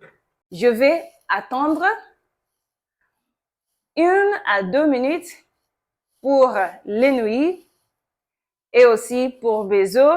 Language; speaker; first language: French; non-native, local second language; Yoruba